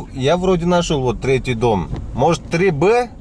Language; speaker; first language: Russian; non-native, local second language; Kyrgyz